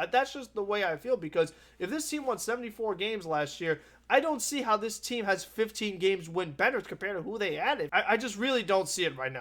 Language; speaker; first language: English; native; English